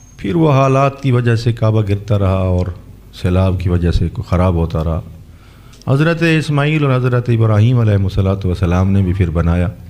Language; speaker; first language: Urdu; non-native, local second language; Saraiki